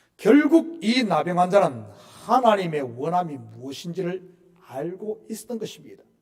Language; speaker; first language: Korean; native; Korean